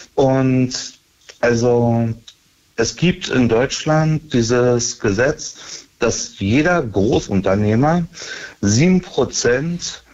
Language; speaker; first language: German; early bilingual, other home language; English